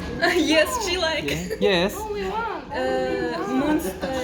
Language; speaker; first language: English; non-native, learner; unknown